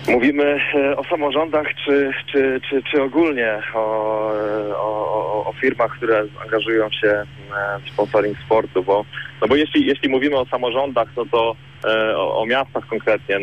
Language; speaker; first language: Polish; native; Polish